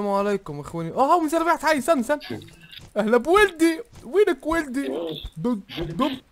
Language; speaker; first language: Arabic; native; Arabic